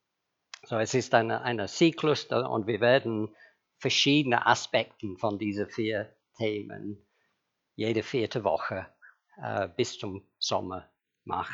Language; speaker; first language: German; non-native, fluent; English